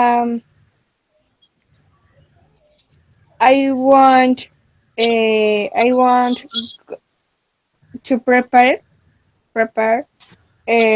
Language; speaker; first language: English; non-native, learner; Spanish